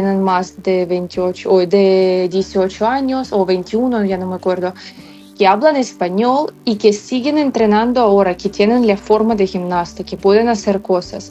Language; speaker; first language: Spanish; non-native, fluent; Ukrainian